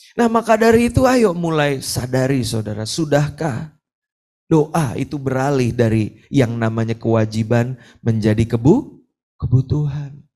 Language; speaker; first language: Indonesian; native; Indonesian